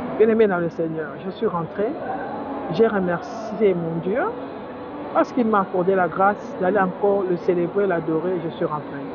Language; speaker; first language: French; non-native, local second language; Lingala